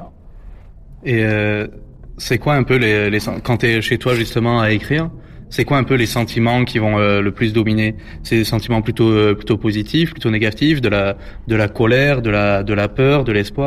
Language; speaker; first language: French; native; French